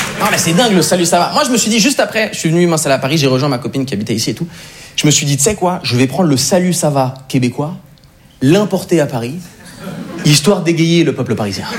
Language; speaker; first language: French; native; French